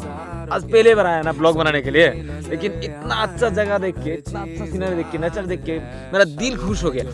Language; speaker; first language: Hindi; non-native, local second language; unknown